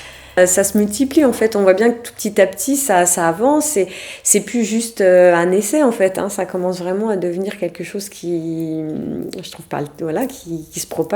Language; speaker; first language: French; native; French